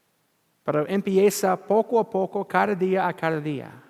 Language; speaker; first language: Spanish; non-native, learner; English